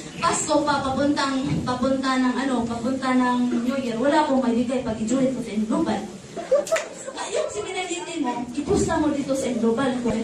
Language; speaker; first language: Filipino; non-native, local second language; Cebuano